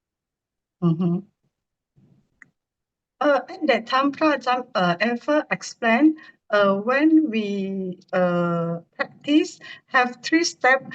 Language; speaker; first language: English; non-native, learner; Indonesian